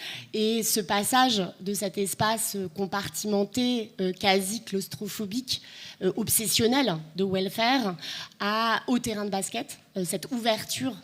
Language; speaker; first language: French; native; French